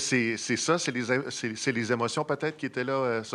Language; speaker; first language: French; native; French